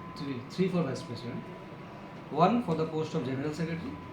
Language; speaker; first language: English; non-native, local second language; Bangla